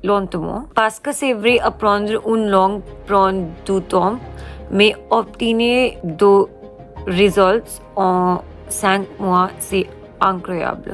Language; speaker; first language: French; non-native, learner; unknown